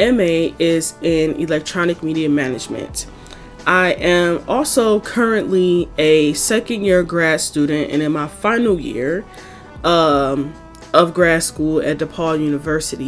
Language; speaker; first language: English; native; English